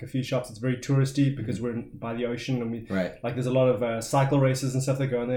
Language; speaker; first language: English; native; English